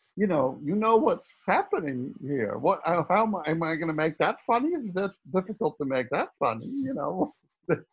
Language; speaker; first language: English; non-native, fluent; Dutch